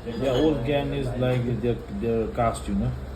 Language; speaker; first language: English; non-native, fluent; Nepali